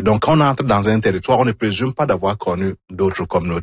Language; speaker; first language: French; non-native, fluent; Igbo